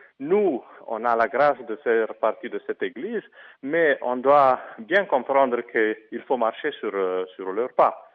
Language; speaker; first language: French; non-native, fluent; Romanian